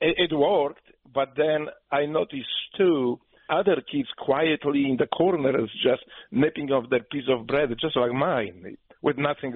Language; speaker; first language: English; non-native, fluent; Polish